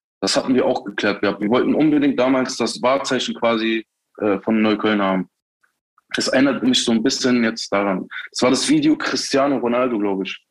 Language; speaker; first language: German; early bilingual, other home language; Turkish